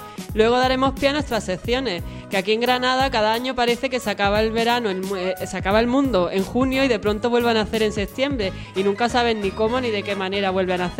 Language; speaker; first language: Spanish; native; Spanish